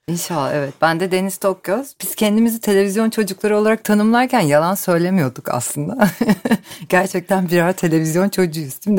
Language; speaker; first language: Turkish; native; Turkish